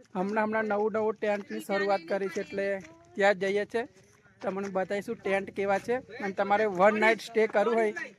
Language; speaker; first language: Gujarati; non-native, local second language; Rathawi